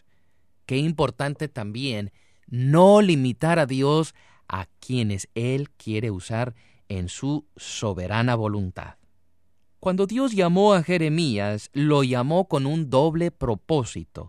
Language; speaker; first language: Spanish; native; Spanish